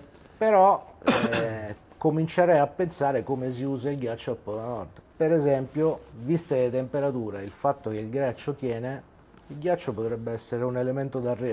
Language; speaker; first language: Italian; native; Italian